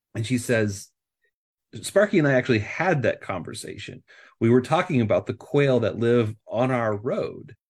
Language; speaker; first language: English; native; English